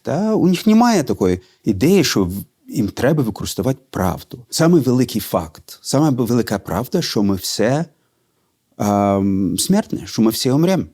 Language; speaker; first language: Ukrainian; non-native, learner; Russian